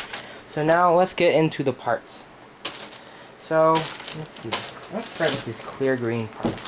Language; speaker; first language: English; native; English